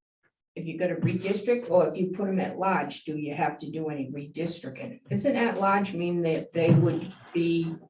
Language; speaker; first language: English; native; English